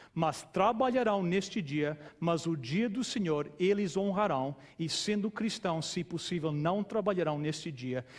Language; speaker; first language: Portuguese; non-native, fluent; English